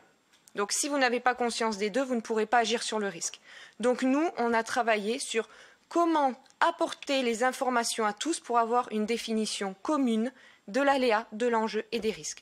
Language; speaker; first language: French; native; French